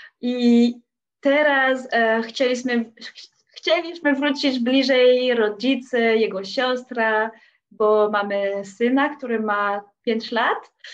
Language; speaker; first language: Polish; non-native, learner; French